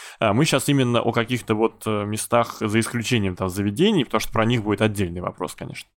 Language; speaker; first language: Russian; native; Russian